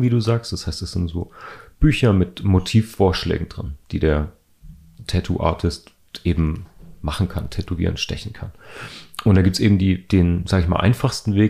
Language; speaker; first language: German; native; German